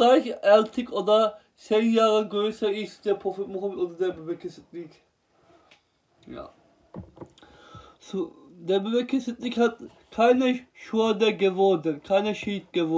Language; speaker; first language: German; non-native, learner; Turkish